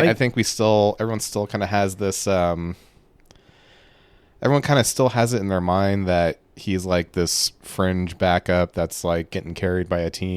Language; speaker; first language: English; native; English